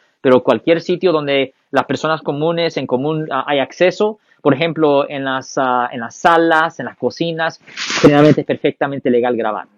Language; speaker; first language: Spanish; early bilingual, heritage; Spanish